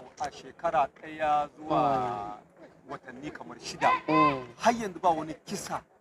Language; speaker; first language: Hausa; native; Hausa